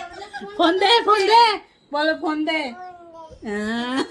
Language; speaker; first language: Hindi; non-native, local second language; Bangla